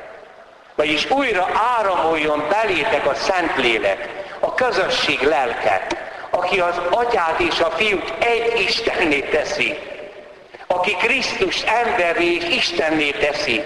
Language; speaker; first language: Hungarian; native; Hungarian